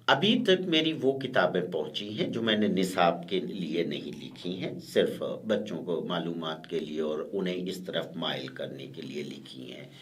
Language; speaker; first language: Urdu; native; Urdu